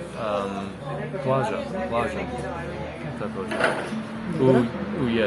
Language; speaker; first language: Croatian; non-native, learner; English